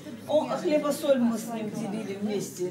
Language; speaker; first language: Russian; non-native, fluent; Azerbaijani